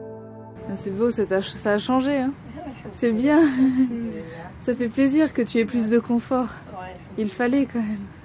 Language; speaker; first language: French; native; French